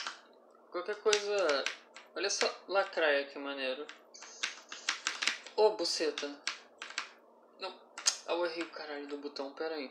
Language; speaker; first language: Portuguese; native; Portuguese